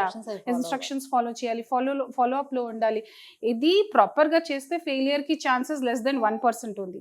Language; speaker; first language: Telugu; non-native, fluent; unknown